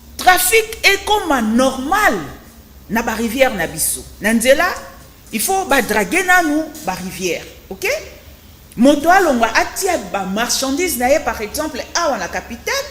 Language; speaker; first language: Lingala; native; Lingala